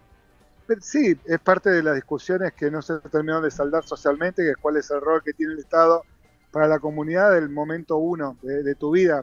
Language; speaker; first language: Spanish; native; Spanish